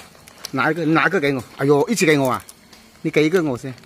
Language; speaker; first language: Chinese; native; Chinese